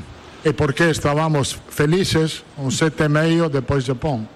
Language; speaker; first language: Portuguese; non-native, fluent; Italian